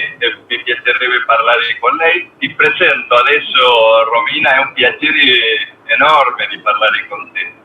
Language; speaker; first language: Italian; non-native, learner; Spanish